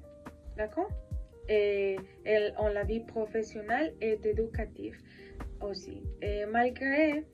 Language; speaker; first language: French; non-native, learner; Spanish